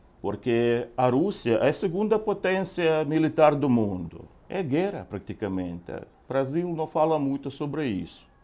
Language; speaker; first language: Portuguese; non-native, fluent; Ukrainian